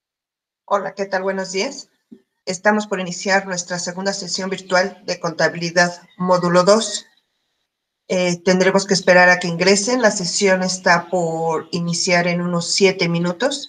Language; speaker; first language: Spanish; native; Spanish